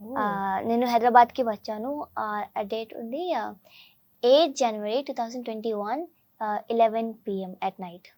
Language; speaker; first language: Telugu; non-native, learner; Hindi